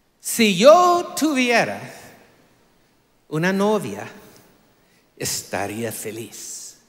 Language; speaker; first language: Spanish; non-native, fluent; English